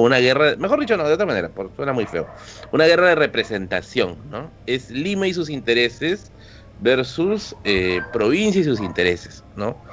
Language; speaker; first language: Spanish; native; Spanish